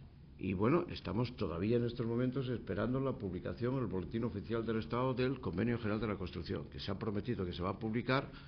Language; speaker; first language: Spanish; native; Spanish